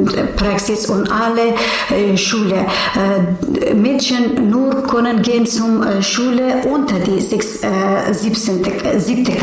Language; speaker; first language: German; non-native, learner; Persian